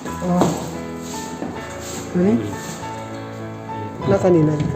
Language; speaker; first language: Japanese; non-native, learner; Indonesian